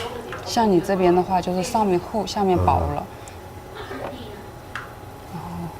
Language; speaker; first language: Chinese; native; Chinese